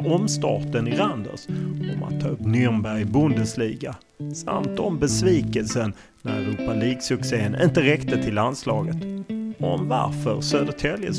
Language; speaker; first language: Swedish; native; Swedish